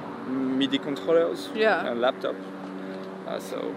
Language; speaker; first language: English; non-native, fluent; French